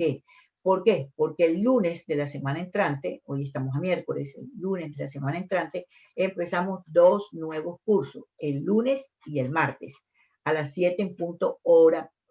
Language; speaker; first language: Spanish; native; Spanish